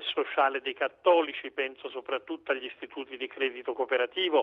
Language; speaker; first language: Italian; native; Italian